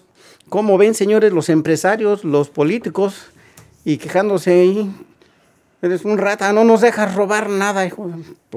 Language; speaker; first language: Spanish; native; Spanish